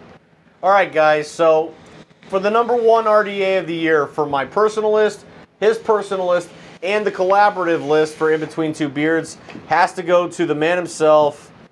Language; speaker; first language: English; native; English